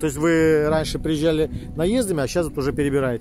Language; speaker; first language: Russian; native; Russian